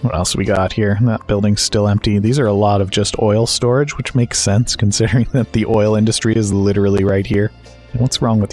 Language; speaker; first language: English; native; English